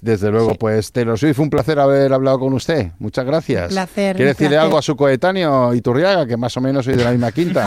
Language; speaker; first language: Spanish; native; Spanish